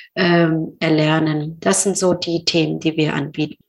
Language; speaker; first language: German; non-native, fluent; Persian